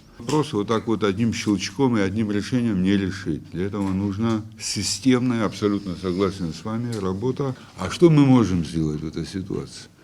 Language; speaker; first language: Russian; non-native, fluent; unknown